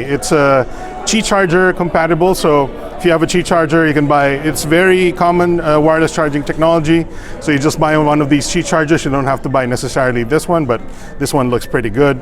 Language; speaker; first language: English; non-native, local second language; Filipino